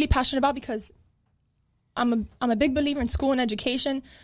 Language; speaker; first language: English; native; English